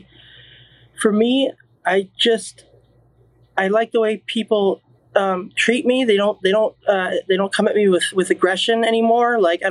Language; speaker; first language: English; native; English